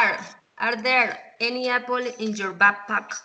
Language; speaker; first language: English; non-native, learner; Spanish